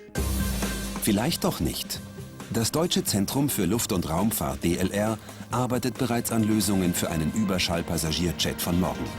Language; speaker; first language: German; native; German